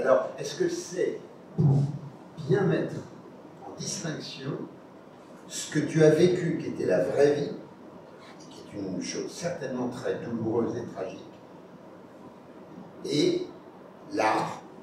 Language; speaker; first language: French; native; French